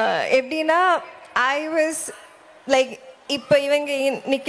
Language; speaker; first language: Tamil; non-native, local second language; Malayalam